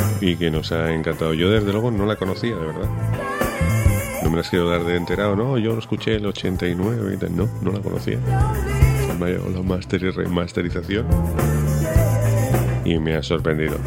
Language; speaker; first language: Spanish; native; Spanish